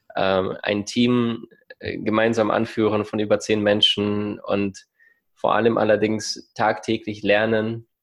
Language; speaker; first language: German; early bilingual, other home language; Russian